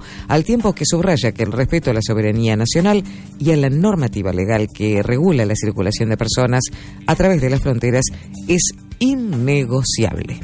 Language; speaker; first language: Spanish; native; Spanish